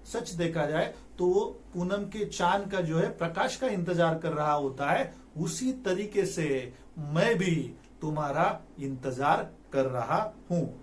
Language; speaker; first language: Hindi; non-native, local second language; Marathi